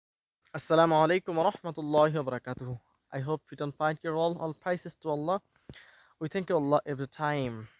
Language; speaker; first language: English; non-native, learner; Bangla